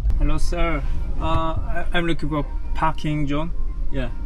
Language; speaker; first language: English; non-native, learner; Korean